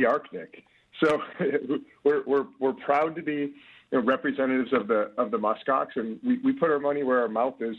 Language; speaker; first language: English; native; English